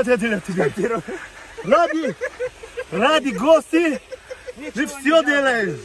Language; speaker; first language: Russian; non-native, learner; Tajik